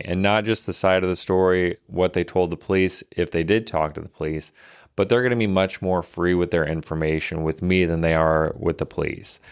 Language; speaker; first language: English; native; English